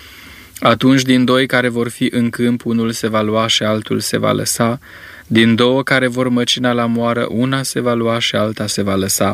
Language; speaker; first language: Romanian; native; Romanian